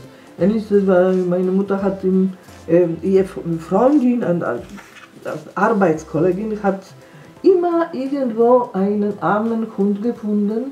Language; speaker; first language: German; non-native, fluent; Polish